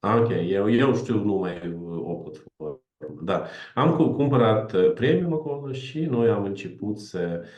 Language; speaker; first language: Romanian; non-native, learner; Ukrainian